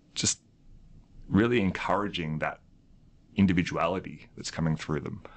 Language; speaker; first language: English; native; English